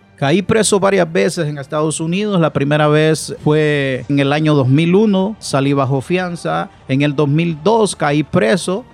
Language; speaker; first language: Spanish; native; Spanish